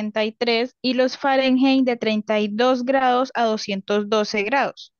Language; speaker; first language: Spanish; native; Spanish